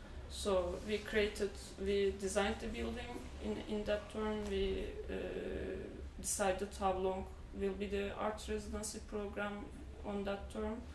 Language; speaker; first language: English; non-native, fluent; Turkish